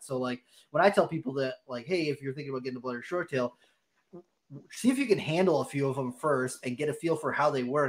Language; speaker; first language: English; native; English